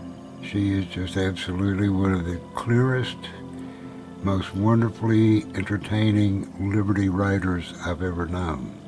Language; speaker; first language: English; native; English